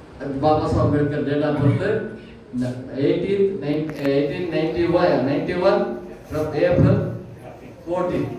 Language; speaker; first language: Tamil; non-native, learner; Kannada